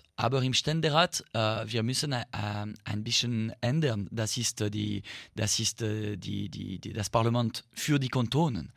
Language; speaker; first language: German; non-native, local second language; French